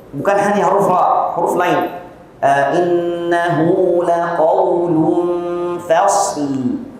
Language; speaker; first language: Malay; non-native, fluent; Arabic